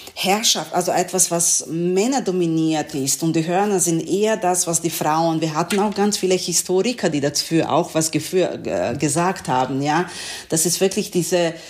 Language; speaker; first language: German; non-native, learner; Serbian